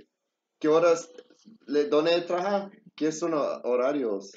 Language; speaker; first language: Spanish; early bilingual, heritage; English